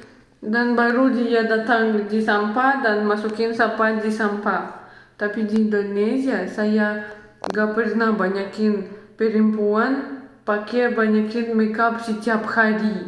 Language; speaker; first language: Indonesian; non-native, learner; Russian